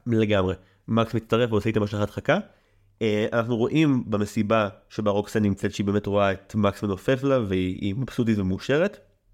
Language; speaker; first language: Hebrew; native; Hebrew